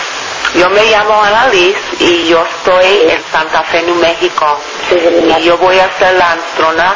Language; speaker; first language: Spanish; non-native, fluent; English